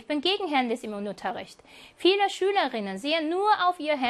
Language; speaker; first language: German; non-native, fluent; Korean